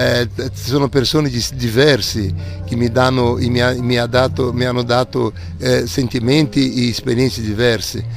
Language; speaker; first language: Italian; non-native, fluent; Portuguese